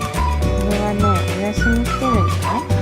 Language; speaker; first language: Japanese; native; Japanese